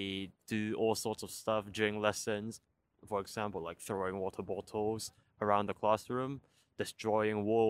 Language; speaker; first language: English; non-native, local second language; Cantonese